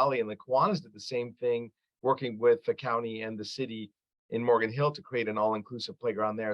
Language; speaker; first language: English; early bilingual, other home language; Arabic